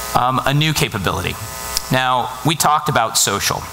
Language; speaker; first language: English; native; English